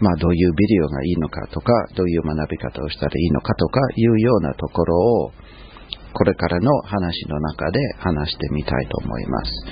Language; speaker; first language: Japanese; non-native, fluent; English